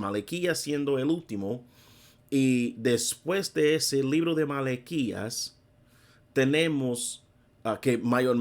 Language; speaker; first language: Spanish; non-native, fluent; English